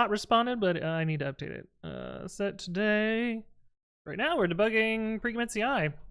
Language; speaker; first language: English; native; English